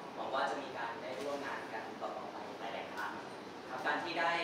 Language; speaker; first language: Thai; native; Thai